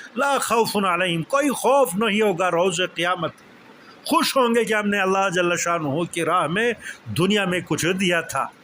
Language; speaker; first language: Urdu; non-native, local second language; Pashto